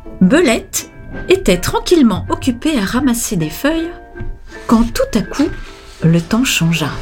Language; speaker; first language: French; native; French